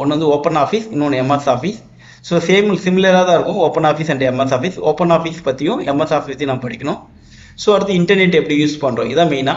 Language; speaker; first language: Tamil; native; Tamil